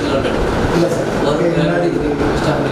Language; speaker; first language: Tamil; native; Tamil